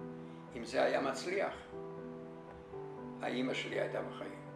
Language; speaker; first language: Hebrew; non-native, fluent; Yiddish